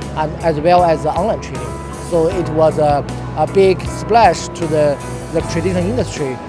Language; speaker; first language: English; non-native, fluent; Chinese